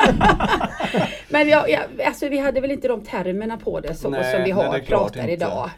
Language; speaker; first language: Swedish; native; Swedish